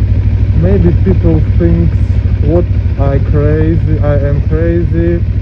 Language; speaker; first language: English; non-native, learner; Russian